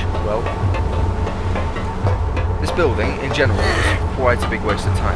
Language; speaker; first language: English; native; English